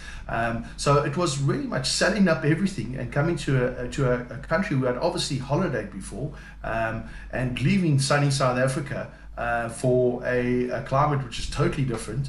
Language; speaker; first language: English; native; English